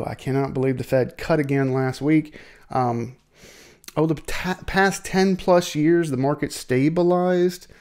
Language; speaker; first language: English; native; English